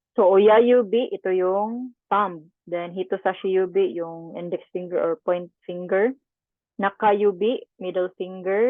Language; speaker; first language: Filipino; non-native, local second language; Cebuano